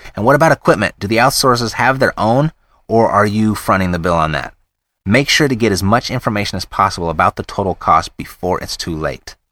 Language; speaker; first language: English; native; English